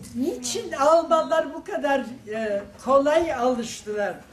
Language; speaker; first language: Turkish; non-native, fluent; German